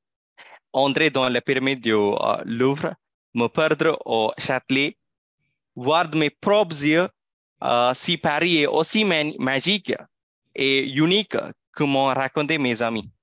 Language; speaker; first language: French; non-native, fluent; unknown